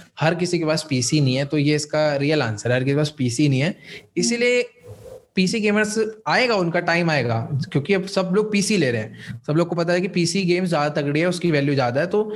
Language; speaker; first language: Hindi; native; Hindi